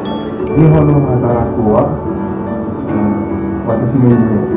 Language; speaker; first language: Japanese; non-native, learner; Indonesian